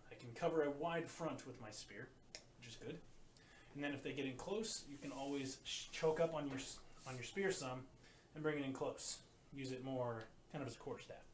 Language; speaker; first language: English; native; English